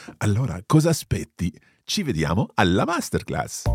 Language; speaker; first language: Italian; non-native, fluent; English